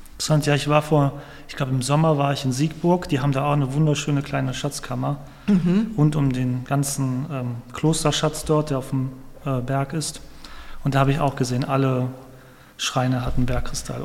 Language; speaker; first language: German; native; German